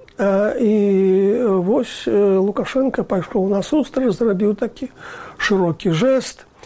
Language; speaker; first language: Belarusian; native; Belarusian